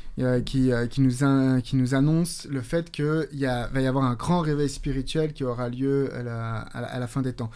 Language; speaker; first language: French; native; French